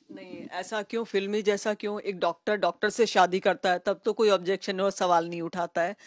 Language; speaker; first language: Hindi; native; Hindi